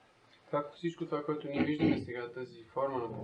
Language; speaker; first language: Bulgarian; native; Bulgarian